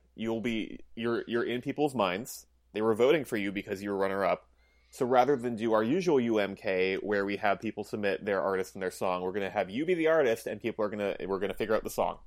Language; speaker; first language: English; native; English